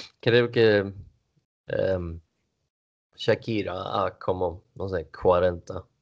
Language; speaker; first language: Italian; non-native, learner; Swedish